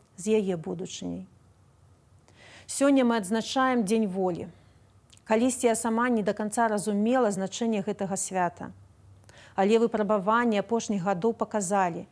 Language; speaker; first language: Belarusian; non-native, local second language; Russian